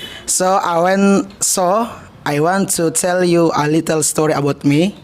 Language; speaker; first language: English; non-native, learner; Indonesian